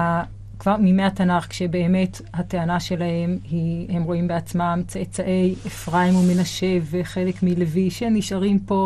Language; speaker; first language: Hebrew; native; Hebrew